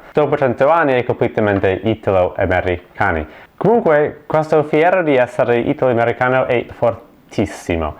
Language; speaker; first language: Italian; non-native, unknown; English